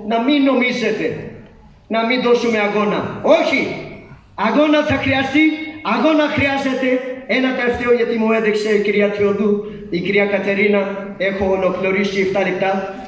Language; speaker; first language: Greek; non-native, learner; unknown